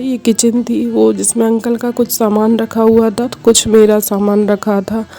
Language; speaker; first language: Hindi; native; Hindi